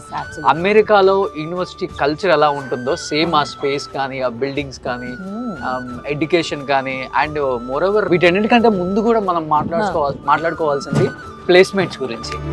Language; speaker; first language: Telugu; native; Telugu